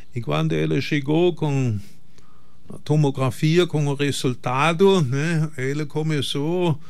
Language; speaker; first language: Portuguese; non-native, fluent; German